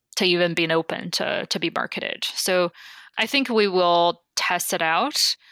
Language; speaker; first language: English; non-native, fluent; Chinese